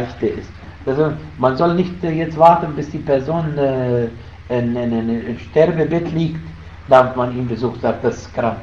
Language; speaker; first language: German; non-native, fluent; Arabic